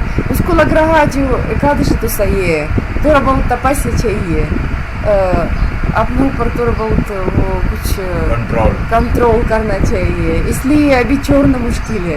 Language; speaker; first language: Hindi; non-native, fluent; Russian